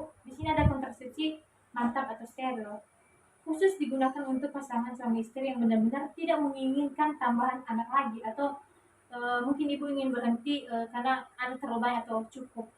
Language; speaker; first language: Indonesian; native; Indonesian